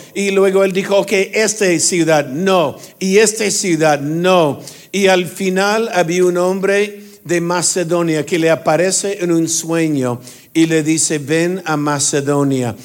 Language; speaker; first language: Spanish; non-native, fluent; English